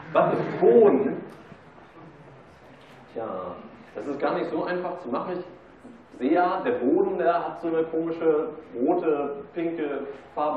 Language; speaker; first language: German; native; German